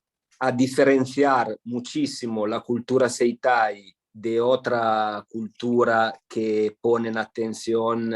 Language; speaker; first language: Spanish; non-native, fluent; Italian